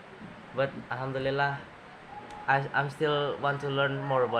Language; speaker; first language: English; non-native, learner; Indonesian